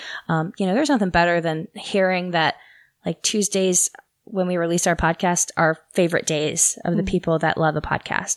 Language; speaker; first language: English; native; English